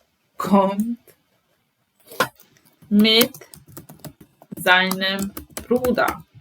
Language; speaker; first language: German; non-native, fluent; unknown